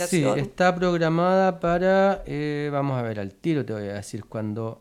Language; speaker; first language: Spanish; native; Spanish